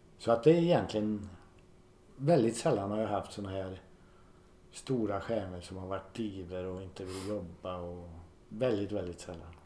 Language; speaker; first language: Swedish; native; Swedish